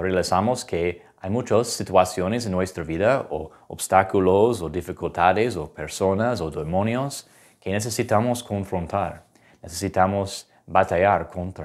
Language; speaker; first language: Spanish; non-native, fluent; English